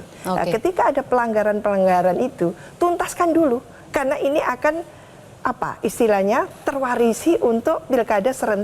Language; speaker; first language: Indonesian; native; Indonesian